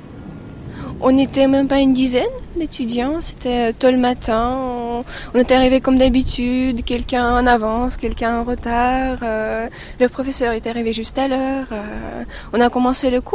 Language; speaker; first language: French; non-native, fluent; Russian